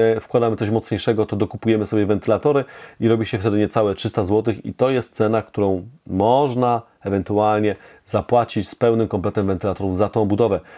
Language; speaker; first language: Polish; native; Polish